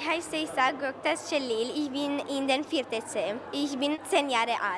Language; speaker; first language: German; non-native, local second language; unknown